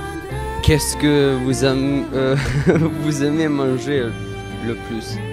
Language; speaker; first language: French; non-native, learner; Bosnian